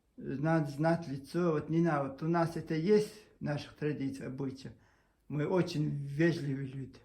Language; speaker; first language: Russian; non-native, local second language; Chechen